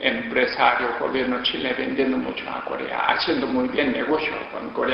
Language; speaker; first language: Spanish; non-native, learner; Korean